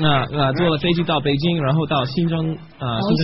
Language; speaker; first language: Chinese; non-native, learner; English